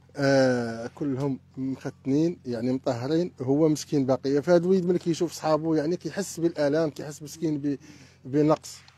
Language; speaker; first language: Arabic; native; Arabic